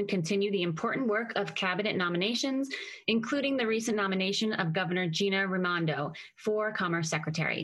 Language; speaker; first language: English; native; English